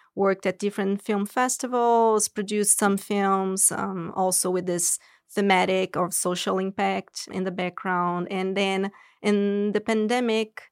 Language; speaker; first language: English; non-native, fluent; Portuguese